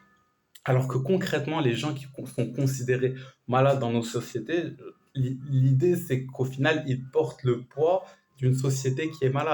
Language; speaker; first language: French; native; French